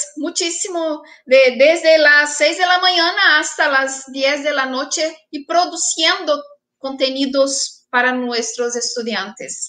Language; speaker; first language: Spanish; non-native, fluent; Portuguese